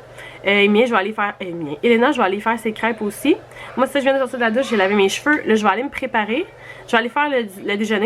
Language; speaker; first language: French; native; French